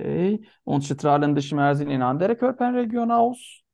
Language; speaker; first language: German; non-native, learner; Turkish